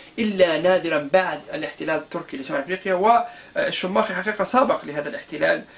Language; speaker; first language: Arabic; non-native, local second language; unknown